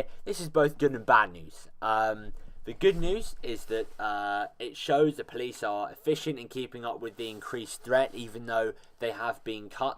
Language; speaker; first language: English; native; English